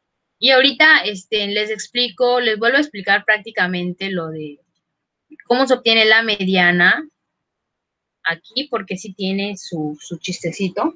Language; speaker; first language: Spanish; native; Spanish